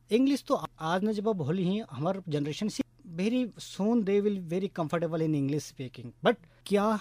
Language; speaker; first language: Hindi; non-native, local second language; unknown